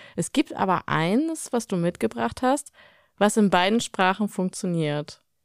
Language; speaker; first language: German; native; German